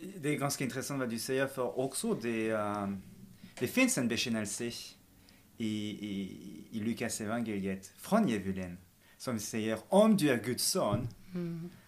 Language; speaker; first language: Swedish; non-native, fluent; French